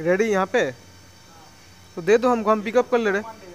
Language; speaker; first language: Hindi; non-native, local second language; Bangla